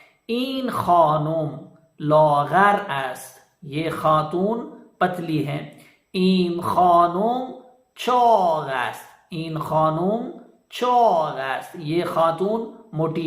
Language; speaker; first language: Persian; non-native, learner; Urdu